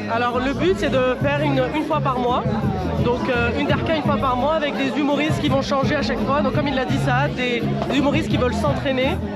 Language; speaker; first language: French; non-native, local second language; Arabic